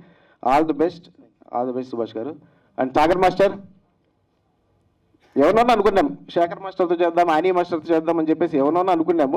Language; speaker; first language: Telugu; native; Telugu